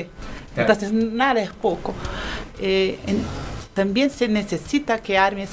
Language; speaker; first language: Spanish; non-native, fluent; Portuguese